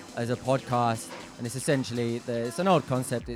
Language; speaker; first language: English; native; English